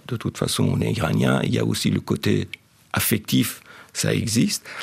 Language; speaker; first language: French; non-native, fluent; Persian